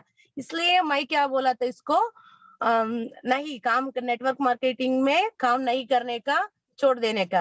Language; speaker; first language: Hindi; non-native, local second language; Kannada